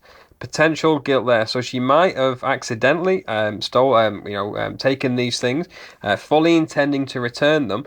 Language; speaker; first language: English; native; English